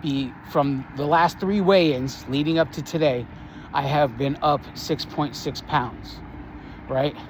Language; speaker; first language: English; native; English